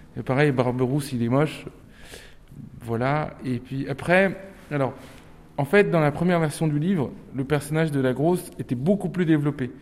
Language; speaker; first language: French; early bilingual, other home language; Turkish